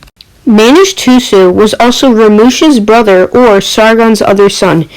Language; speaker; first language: English; native; English